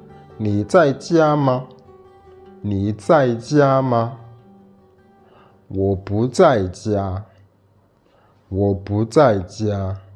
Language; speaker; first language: Chinese; non-native, fluent; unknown